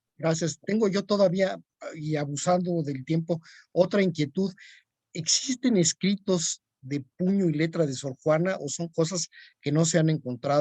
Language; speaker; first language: Spanish; native; Spanish